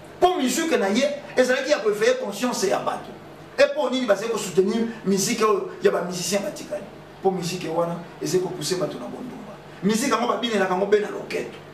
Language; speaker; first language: Lingala; non-native, local second language; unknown